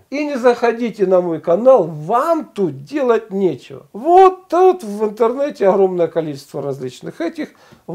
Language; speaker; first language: Russian; native; Russian